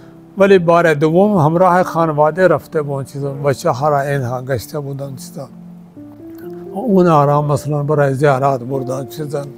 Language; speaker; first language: Persian; non-native, fluent; Punjabi